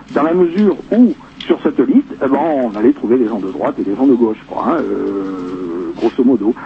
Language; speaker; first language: French; native; French